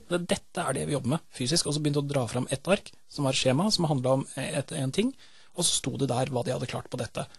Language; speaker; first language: Norwegian; native; Norwegian